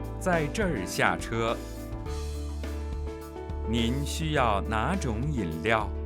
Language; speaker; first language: Chinese; non-native, fluent; Korean